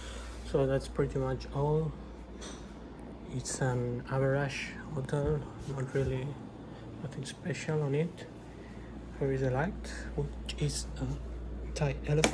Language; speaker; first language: English; non-native, learner; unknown